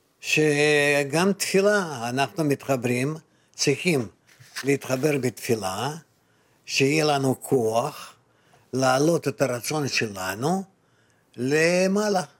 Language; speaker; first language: Hebrew; non-native, fluent; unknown